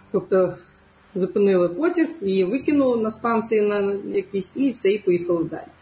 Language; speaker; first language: Ukrainian; non-native, local second language; Crimean Tatar